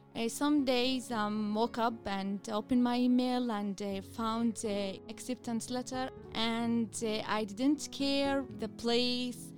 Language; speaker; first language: English; non-native, learner; Arabic